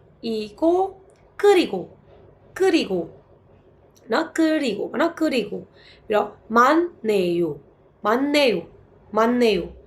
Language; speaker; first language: Korean; non-native, fluent; Burmese